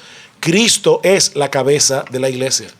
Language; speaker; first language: Spanish; native; Spanish